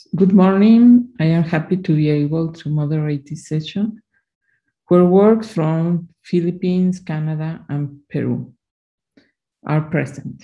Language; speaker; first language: English; non-native, learner; Spanish